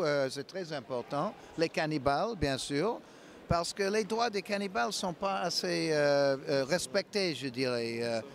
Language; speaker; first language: French; non-native, learner; English